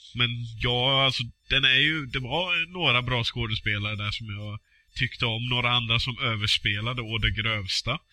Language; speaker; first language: Swedish; native; Swedish